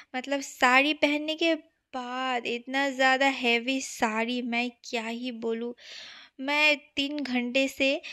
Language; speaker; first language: Hindi; non-native, local second language; Bangla